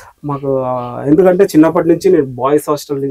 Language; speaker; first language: Telugu; native; Telugu